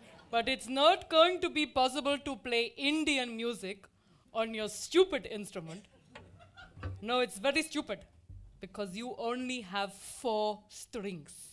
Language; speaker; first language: English; native; English